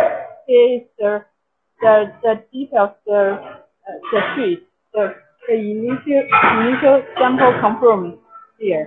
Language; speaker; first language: English; non-native, local second language; Chinese